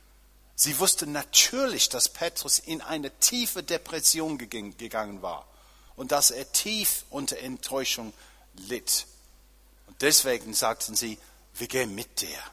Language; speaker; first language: German; non-native, fluent; English